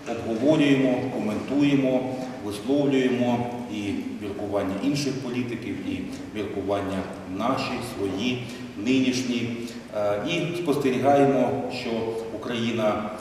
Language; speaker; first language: Ukrainian; native; Ukrainian